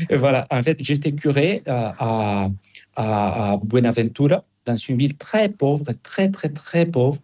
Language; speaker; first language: French; non-native, fluent; Spanish